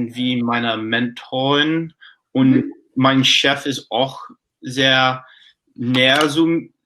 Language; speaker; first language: German; non-native, learner; English